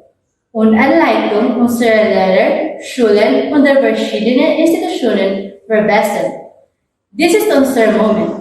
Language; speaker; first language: German; non-native, learner; Filipino